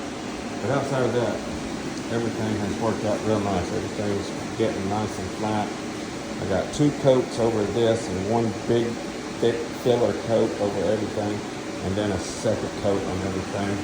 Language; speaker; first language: English; native; English